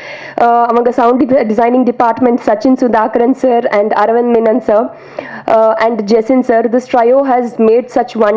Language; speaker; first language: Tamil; non-native, learner; Telugu